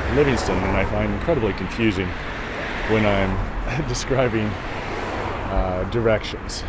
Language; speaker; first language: English; native; English